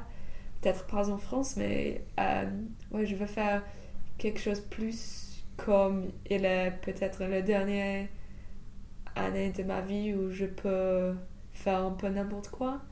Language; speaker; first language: French; non-native, fluent; English